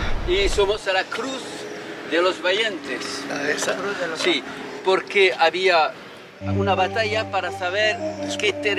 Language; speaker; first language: Spanish; non-native, learner; French